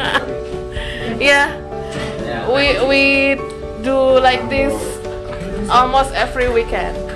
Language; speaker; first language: English; non-native, learner; Indonesian